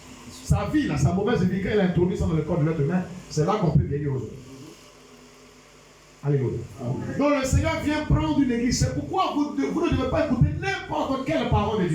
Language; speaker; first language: French; non-native, local second language; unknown